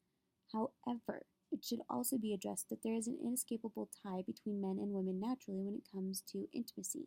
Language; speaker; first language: English; native; English